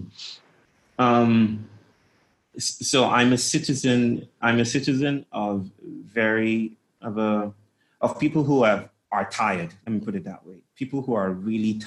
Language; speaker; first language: English; non-native, local second language; Yoruba